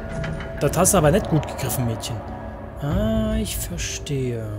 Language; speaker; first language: German; native; German